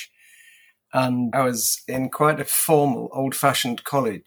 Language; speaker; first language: English; native; English